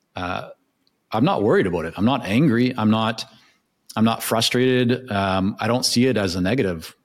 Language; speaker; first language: English; non-native, fluent; Hebrew